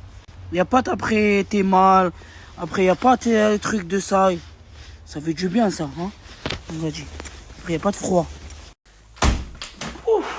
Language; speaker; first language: French; non-native, learner; Arabic